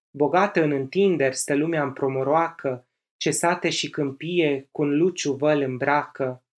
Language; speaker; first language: Romanian; native; Romanian